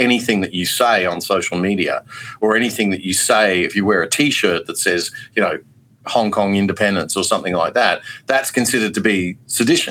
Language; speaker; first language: English; native; English